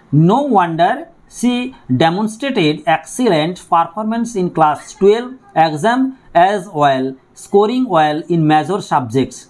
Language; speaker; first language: English; non-native, local second language; Bangla